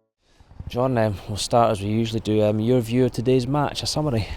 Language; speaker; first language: English; native; English